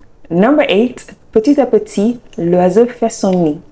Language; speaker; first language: French; non-native, fluent; English